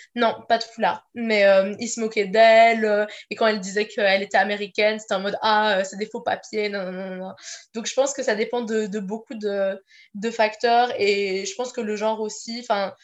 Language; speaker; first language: French; native; French